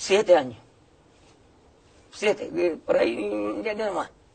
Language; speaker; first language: Spanish; native; Spanish